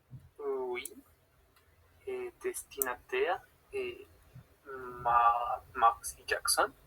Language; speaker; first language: French; non-native, learner; Spanish